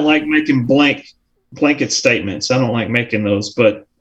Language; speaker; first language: English; native; English